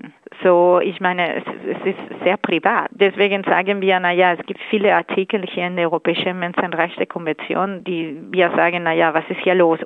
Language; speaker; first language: German; non-native, fluent; Spanish